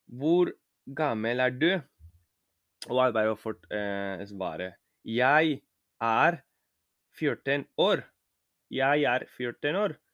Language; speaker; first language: Norwegian; non-native, learner; Spanish